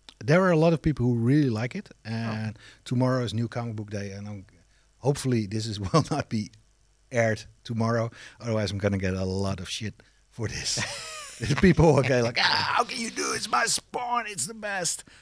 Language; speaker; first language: English; non-native, fluent; Dutch